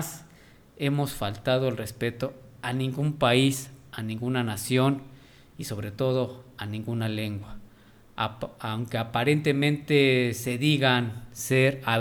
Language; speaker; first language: Spanish; non-native, local second language; Nahuatl languages